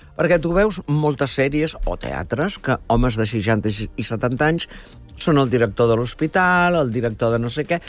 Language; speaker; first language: Catalan; native; Catalan